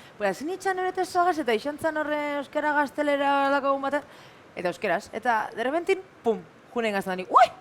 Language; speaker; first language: Basque; native; Basque